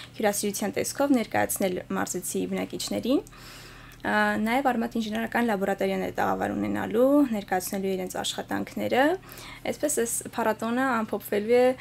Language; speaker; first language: Armenian; native; Armenian